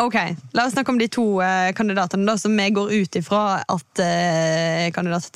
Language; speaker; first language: Norwegian; native; Norwegian